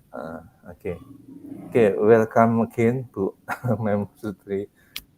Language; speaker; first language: English; non-native, learner; Indonesian